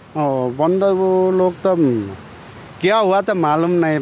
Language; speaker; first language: Hindi; non-native, learner; Nepali